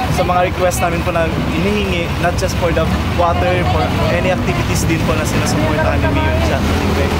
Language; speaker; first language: Filipino; non-native, local second language; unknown